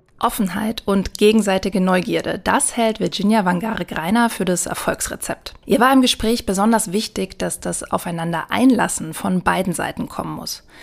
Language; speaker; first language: German; native; German